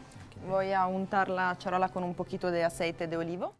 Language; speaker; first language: Spanish; non-native, fluent; Italian